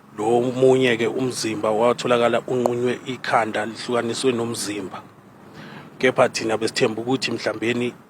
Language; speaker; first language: Zulu; native; Zulu